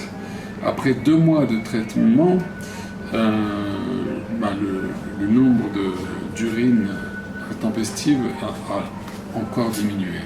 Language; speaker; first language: French; non-native, fluent; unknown